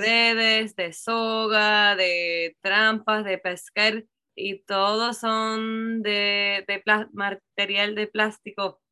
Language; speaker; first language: Spanish; non-native, learner; English